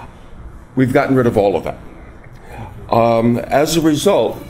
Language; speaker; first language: English; native; English